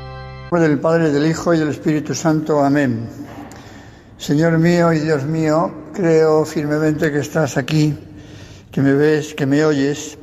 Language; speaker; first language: Spanish; native; Spanish